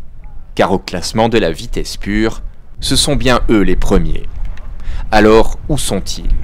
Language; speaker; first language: French; native; French